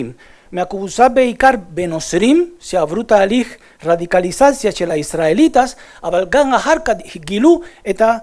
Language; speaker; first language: Hebrew; non-native, fluent; Spanish